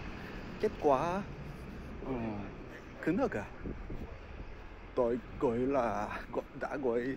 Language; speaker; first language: Vietnamese; non-native, learner; Japanese